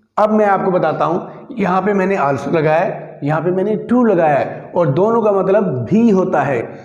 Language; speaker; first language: Urdu; native; Urdu